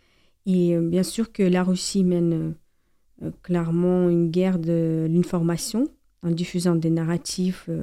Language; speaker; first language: French; non-native, fluent; Ukrainian